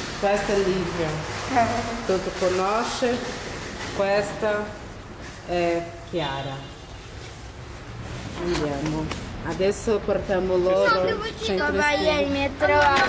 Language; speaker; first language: Italian; non-native, learner; Portuguese